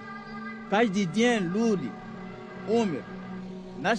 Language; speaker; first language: Russian; non-native, learner; Arabic